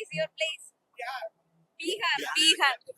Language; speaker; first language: English; non-native, local second language; Malayalam